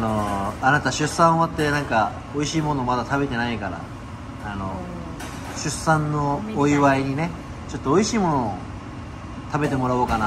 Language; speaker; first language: Japanese; native; Japanese